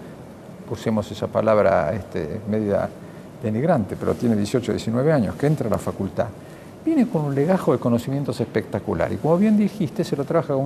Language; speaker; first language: Spanish; native; Spanish